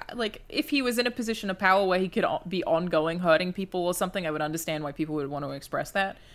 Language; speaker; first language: English; native; English